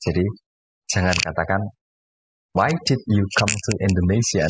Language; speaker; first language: English; non-native, fluent; Indonesian